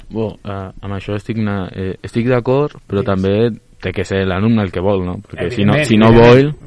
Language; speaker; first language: Catalan; non-native, local second language; Spanish